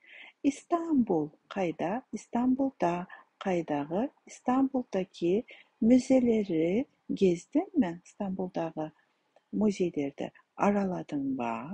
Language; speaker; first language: Turkish; non-native, fluent; Kazakh